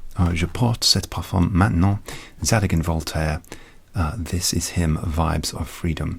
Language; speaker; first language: French; non-native, learner; English